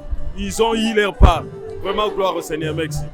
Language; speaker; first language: French; non-native, local second language; Lingala